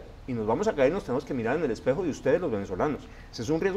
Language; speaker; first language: Spanish; native; Spanish